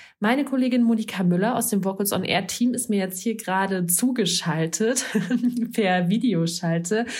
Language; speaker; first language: German; native; German